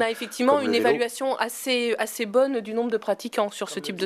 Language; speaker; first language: French; native; French